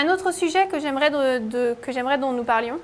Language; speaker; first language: French; native; French